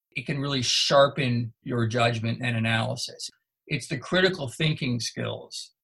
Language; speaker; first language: English; native; English